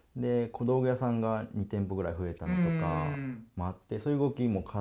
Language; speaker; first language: Japanese; native; Japanese